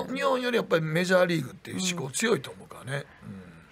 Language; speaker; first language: Japanese; native; Japanese